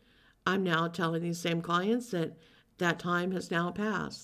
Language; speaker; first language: English; native; English